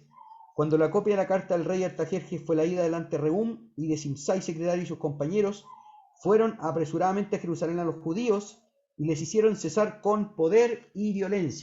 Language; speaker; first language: Spanish; native; Spanish